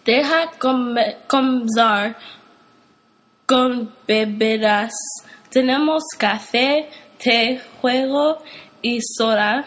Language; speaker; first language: Spanish; non-native, learner; English